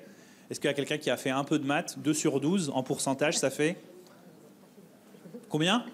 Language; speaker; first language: French; native; French